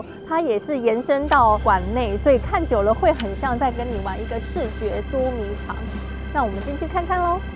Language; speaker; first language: Chinese; native; Chinese